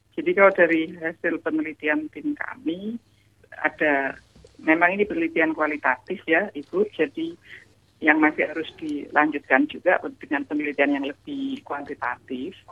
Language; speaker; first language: Indonesian; native; Indonesian